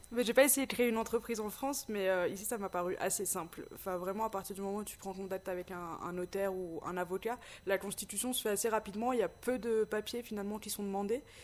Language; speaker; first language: French; native; French